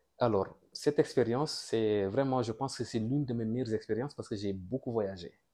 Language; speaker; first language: French; non-native, local second language; Wolof